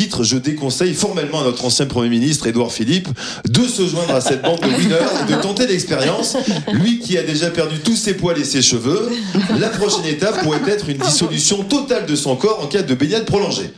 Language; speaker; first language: French; native; French